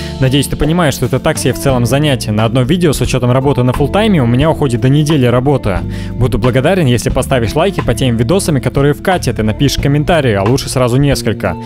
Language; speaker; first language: Russian; native; Russian